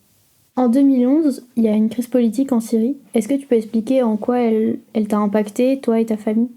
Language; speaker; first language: French; native; French